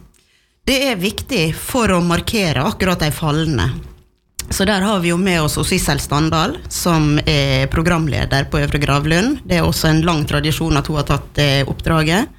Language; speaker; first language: Norwegian; native; Norwegian